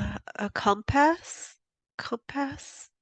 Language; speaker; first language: English; native; English